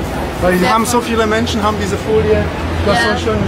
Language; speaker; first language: German; native; German